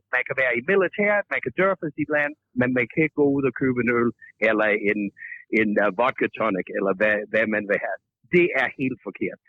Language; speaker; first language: Danish; non-native, fluent; English